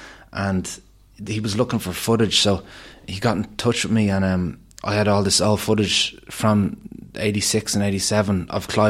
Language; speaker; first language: English; native; English